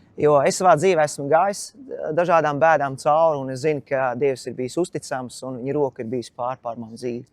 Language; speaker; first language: Latvian; native; Latvian